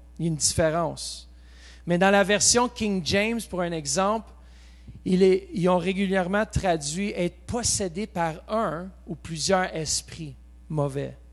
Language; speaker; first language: French; native; French